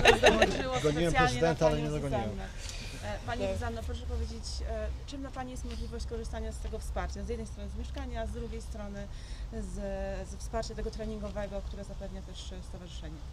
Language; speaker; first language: Polish; native; Polish